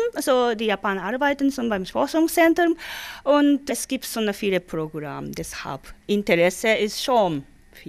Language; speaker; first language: German; non-native, learner; Japanese